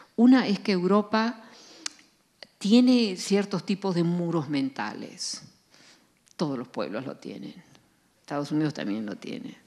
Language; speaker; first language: Spanish; non-native, fluent; Dutch